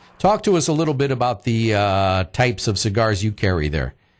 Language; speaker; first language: English; early bilingual, other home language; Italian